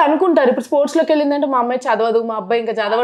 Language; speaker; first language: Telugu; native; Telugu